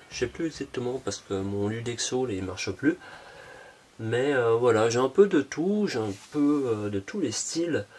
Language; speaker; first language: French; native; French